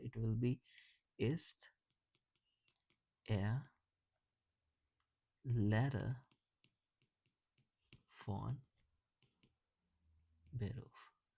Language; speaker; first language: German; non-native, fluent; English